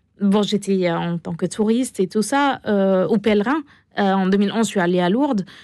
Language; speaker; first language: French; non-native, fluent; Arabic